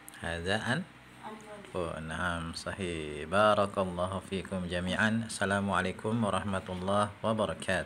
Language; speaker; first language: Arabic; non-native, fluent; Indonesian